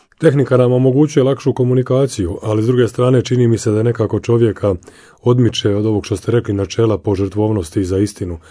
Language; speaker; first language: Croatian; native; Croatian